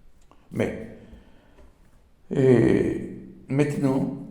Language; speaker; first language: French; non-native, learner; Portuguese